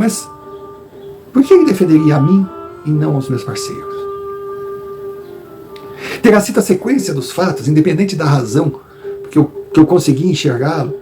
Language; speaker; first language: Portuguese; native; Portuguese